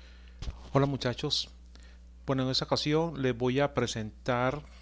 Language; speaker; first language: Spanish; native; Spanish